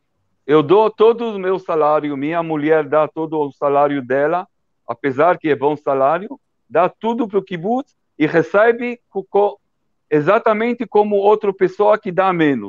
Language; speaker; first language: Portuguese; early bilingual, heritage; Portuguese